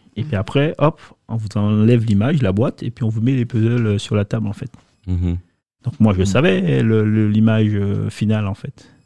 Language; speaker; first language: French; native; French